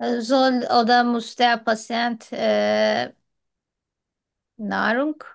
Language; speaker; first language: German; non-native, learner; Turkish